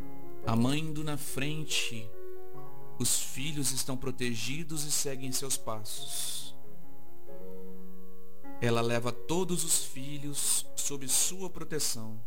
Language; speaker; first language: Portuguese; native; Portuguese